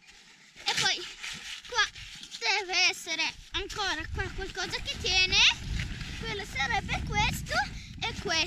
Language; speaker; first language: Italian; non-native, local second language; Ladin